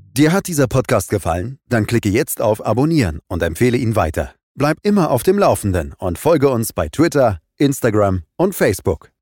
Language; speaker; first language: German; early bilingual, other home language; Persian